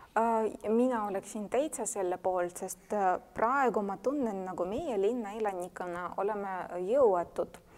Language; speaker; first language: Estonian; non-native, fluent; Russian